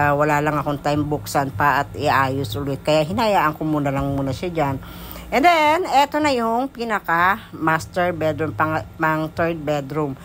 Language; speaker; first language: Filipino; non-native, local second language; Hiligaynon